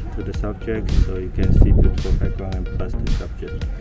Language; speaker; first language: English; non-native, fluent; Chinese